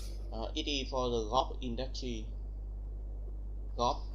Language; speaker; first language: English; non-native, learner; Vietnamese